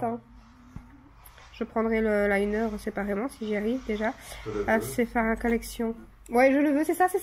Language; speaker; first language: French; native; French